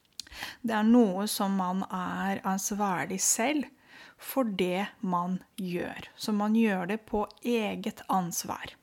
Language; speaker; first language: Norwegian; non-native, fluent; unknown